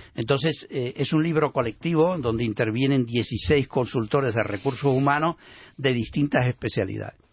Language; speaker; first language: Spanish; native; Spanish